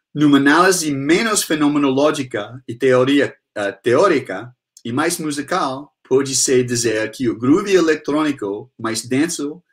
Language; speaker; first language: Portuguese; non-native, fluent; English